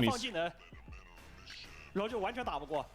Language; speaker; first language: Chinese; native; Chinese